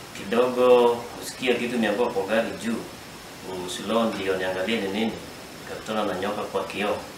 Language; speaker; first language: Swahili; non-native, local second language; Kamba